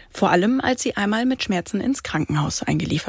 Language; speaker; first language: German; native; German